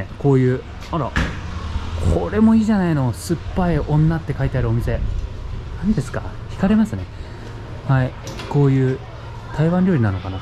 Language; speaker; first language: Japanese; native; Japanese